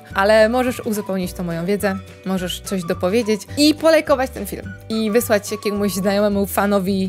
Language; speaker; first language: Polish; native; Polish